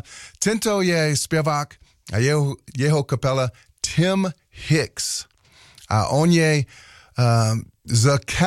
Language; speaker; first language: Czech; non-native, learner; English